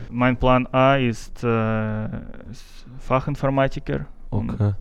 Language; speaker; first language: German; non-native, learner; Russian